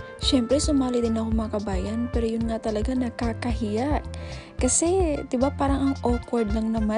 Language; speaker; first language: Filipino; native; Filipino